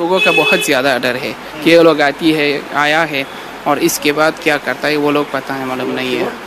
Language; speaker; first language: Hindi; non-native, learner; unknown